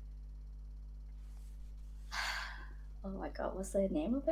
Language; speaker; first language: English; non-native, local second language; Cantonese